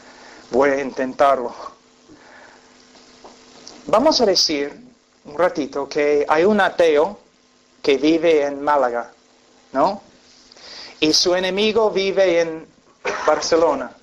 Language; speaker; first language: Spanish; non-native, fluent; English